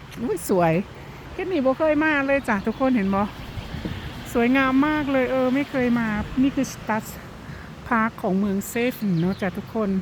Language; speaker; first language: Thai; non-native, local second language; Northeastern Thai